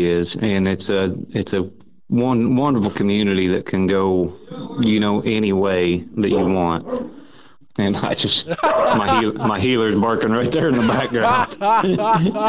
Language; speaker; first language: English; native; English